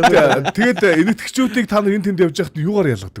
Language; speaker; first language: Mongolian; native; Mongolian